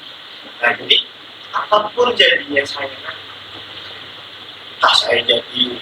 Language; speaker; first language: Indonesian; native; Indonesian